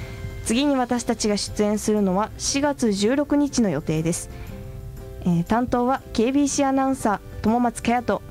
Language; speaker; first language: Japanese; native; Japanese